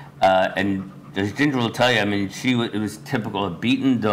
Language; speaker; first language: English; native; English